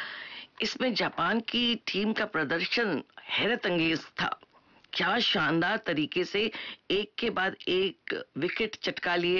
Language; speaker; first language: Hindi; native; Hindi